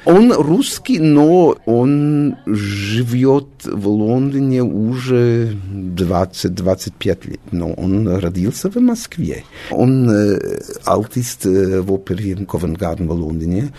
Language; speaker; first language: Russian; non-native, learner; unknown